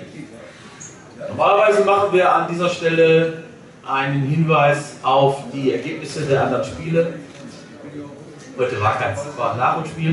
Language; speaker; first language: German; native; German